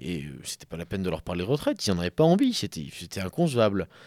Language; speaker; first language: French; native; French